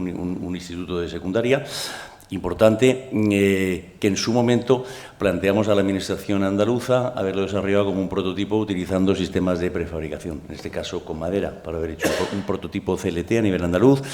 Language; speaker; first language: Spanish; native; Spanish